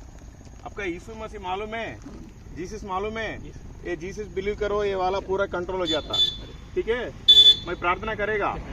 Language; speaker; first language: Hindi; non-native, local second language; Telugu